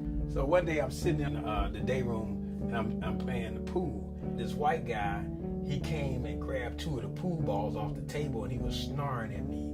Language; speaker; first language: English; native; English